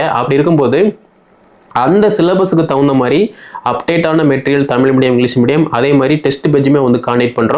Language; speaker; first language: Tamil; native; Tamil